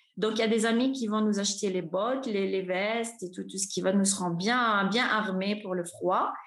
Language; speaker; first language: French; non-native, local second language; Arabic